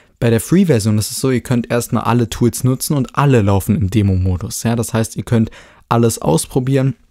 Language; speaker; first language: German; native; German